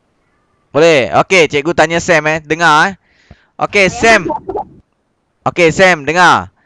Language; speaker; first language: Malay; native; Malay